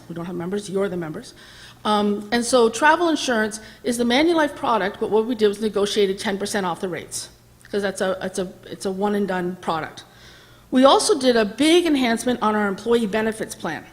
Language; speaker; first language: English; native; English